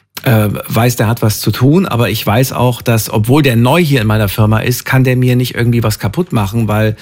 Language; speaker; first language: German; native; German